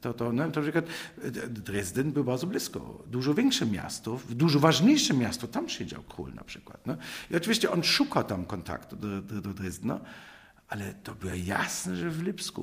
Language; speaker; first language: Polish; non-native, fluent; German